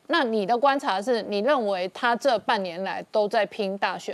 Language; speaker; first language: Chinese; native; Chinese